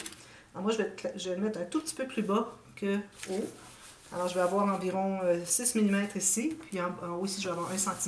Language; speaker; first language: French; native; French